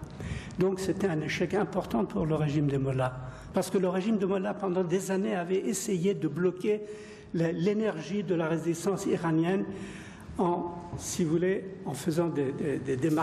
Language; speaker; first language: French; non-native, fluent; Persian